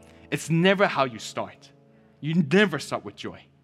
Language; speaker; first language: English; early bilingual, other home language; Chinese